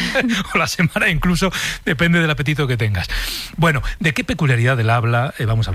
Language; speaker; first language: Spanish; native; Spanish